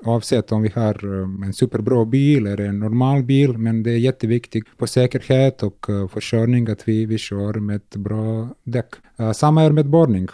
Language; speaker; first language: Swedish; non-native, learner; Serbian